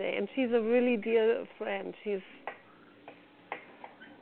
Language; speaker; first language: English; non-native, fluent; German